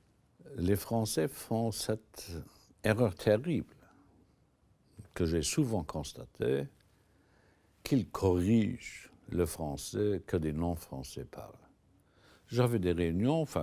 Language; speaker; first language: French; non-native, local second language; Luxembourgish